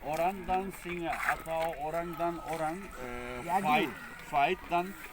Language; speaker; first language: Indonesian; non-native, fluent; Turkish